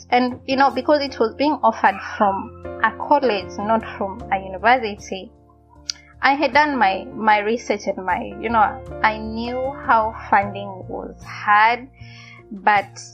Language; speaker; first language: English; non-native, local second language; Gusii